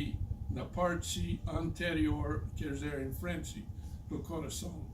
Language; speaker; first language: Portuguese; non-native, fluent; English